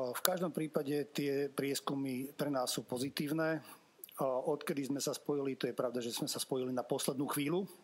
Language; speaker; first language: Slovak; non-native, local second language; Hungarian